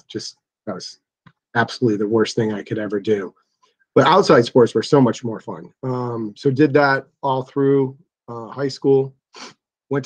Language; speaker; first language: English; native; English